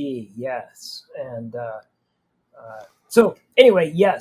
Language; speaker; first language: English; native; English